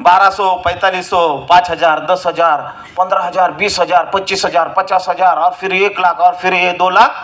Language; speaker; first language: Hindi; non-native, local second language; Marathi